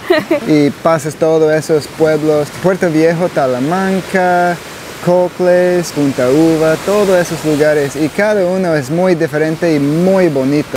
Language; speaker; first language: Spanish; non-native, learner; English